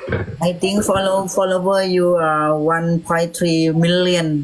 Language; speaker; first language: English; non-native, learner; Thai